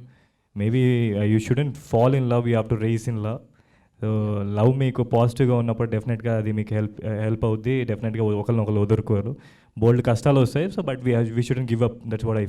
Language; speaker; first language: Telugu; native; Telugu